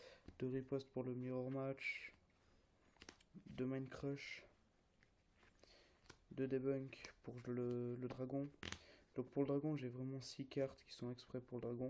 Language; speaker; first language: French; native; French